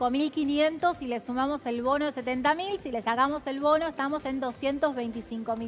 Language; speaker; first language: Spanish; native; Spanish